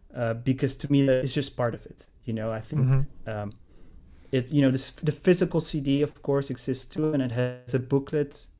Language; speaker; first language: English; non-native, fluent; Dutch